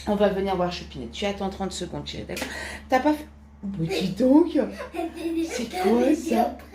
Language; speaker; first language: French; native; French